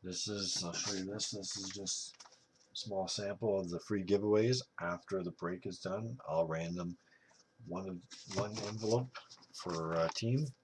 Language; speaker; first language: English; native; English